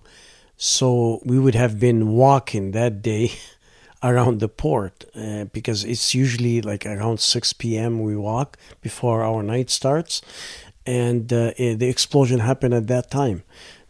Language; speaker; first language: English; non-native, fluent; Arabic